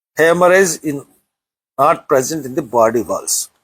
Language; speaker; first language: English; non-native, local second language; Telugu